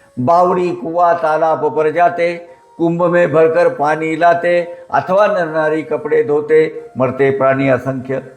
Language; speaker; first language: Hindi; non-native, local second language; Marathi